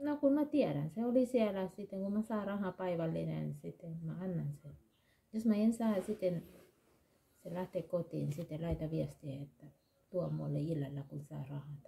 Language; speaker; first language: Finnish; non-native, learner; Thai